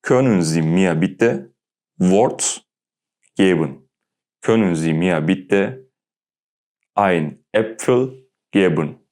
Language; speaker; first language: German; non-native, learner; Turkish